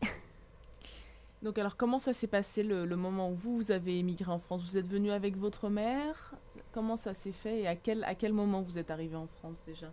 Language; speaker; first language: French; native; French